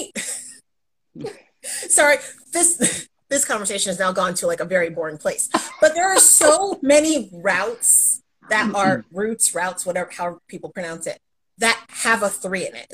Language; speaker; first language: English; native; English